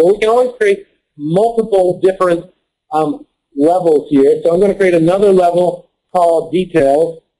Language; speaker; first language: English; native; English